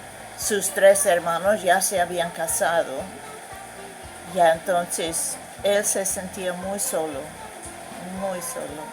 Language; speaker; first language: Spanish; non-native, fluent; English